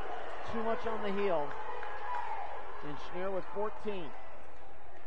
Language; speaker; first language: English; native; English